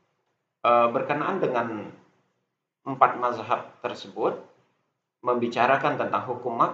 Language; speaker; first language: Indonesian; native; Indonesian